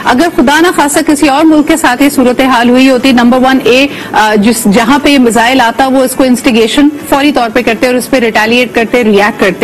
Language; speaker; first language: Urdu; native; Urdu